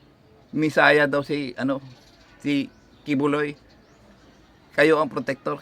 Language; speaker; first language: Filipino; native; Filipino